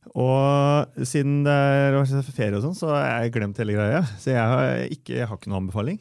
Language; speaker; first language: Norwegian; native; Norwegian